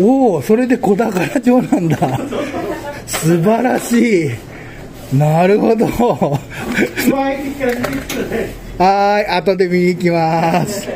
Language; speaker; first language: Japanese; native; Japanese